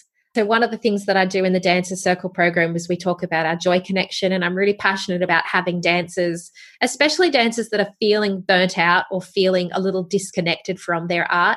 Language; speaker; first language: English; native; English